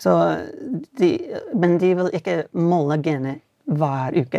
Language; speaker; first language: Norwegian; non-native, fluent; English